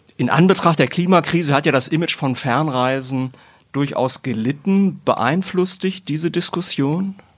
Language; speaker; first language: German; native; German